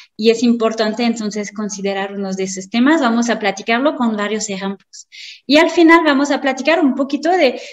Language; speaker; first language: Spanish; non-native, fluent; French